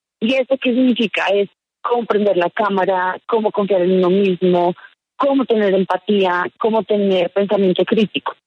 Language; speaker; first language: Spanish; native; Spanish